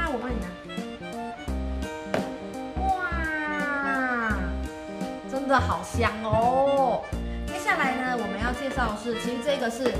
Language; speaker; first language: Chinese; native; Chinese